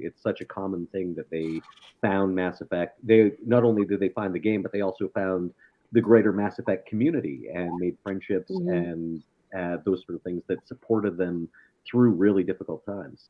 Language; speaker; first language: English; native; English